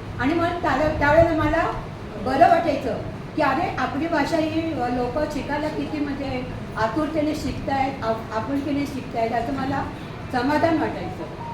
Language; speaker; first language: Marathi; native; Marathi